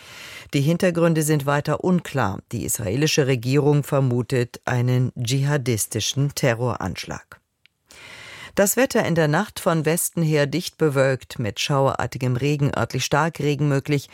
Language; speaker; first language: German; native; German